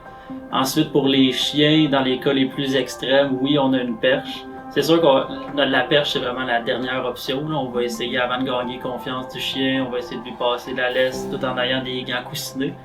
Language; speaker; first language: French; native; French